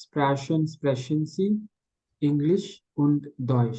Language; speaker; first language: German; non-native, learner; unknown